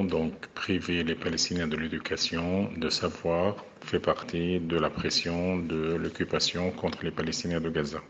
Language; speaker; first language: French; non-native, fluent; Arabic